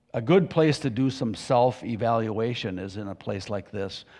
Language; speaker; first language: English; native; English